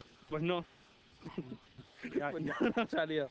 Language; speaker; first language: Spanish; native; Spanish